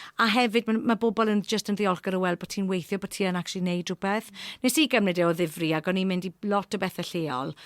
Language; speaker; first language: Welsh; non-native, local second language; English